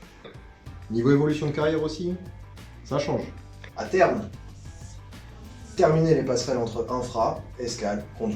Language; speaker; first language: French; native; French